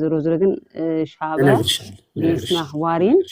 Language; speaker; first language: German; non-native, learner; Amharic